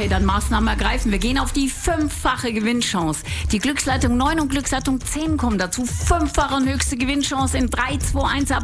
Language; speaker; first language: German; native; German